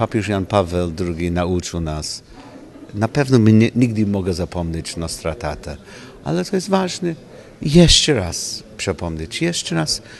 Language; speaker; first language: Polish; non-native, learner; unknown